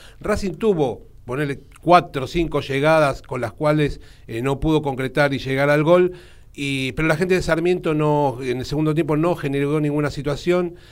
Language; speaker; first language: Spanish; native; Spanish